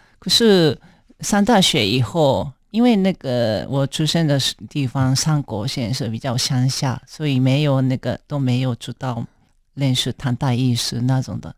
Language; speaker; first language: Chinese; non-native, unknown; Japanese